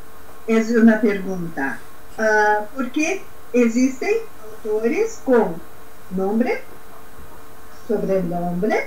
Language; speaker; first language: Spanish; non-native, learner; Portuguese